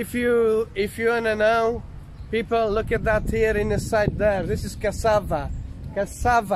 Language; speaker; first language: English; non-native, fluent; Portuguese